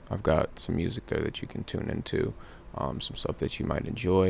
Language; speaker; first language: English; native; English